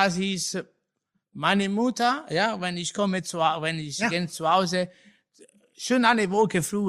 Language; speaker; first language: German; non-native, learner; Italian